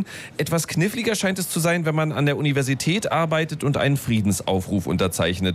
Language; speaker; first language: German; native; German